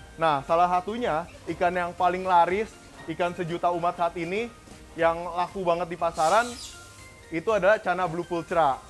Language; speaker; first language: Indonesian; native; Indonesian